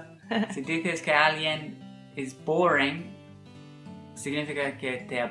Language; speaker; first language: Spanish; non-native, fluent; English